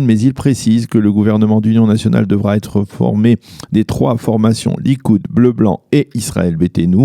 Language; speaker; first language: French; native; French